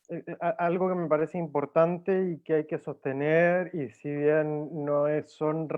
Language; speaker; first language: Spanish; native; Spanish